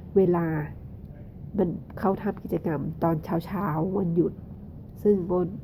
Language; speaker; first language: Thai; native; Thai